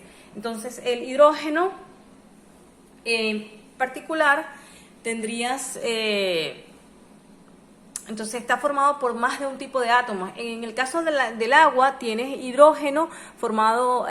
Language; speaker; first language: Spanish; native; Spanish